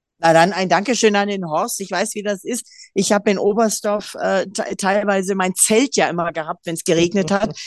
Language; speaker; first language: German; native; German